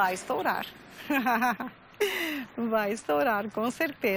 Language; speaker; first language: Portuguese; early bilingual, other home language; Galician